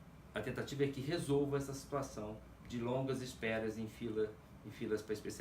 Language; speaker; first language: Portuguese; native; Portuguese